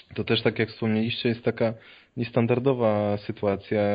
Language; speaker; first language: Polish; native; Polish